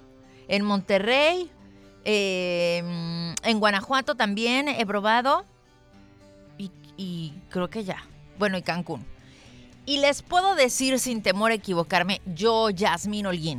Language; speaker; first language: Spanish; native; Spanish